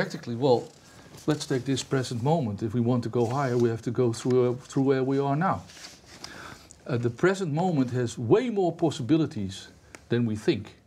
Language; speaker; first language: English; non-native, fluent; Dutch